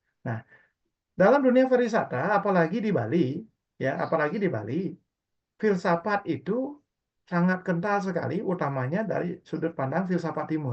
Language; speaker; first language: Indonesian; non-native, local second language; Balinese